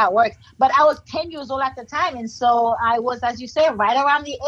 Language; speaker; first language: English; non-native, fluent; Haitian Creole